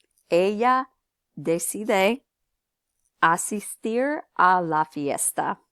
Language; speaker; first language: Spanish; non-native, fluent; English